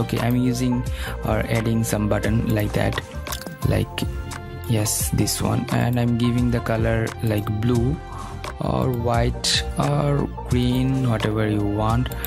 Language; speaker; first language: English; non-native, fluent; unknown